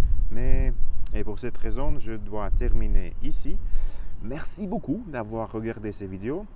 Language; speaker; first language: French; non-native, learner; Russian